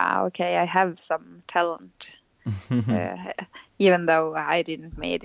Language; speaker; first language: English; non-native, fluent; Swedish